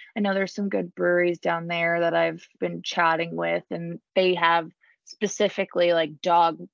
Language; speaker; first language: English; native; English